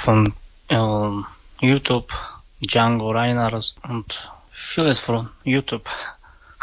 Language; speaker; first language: German; non-native, learner; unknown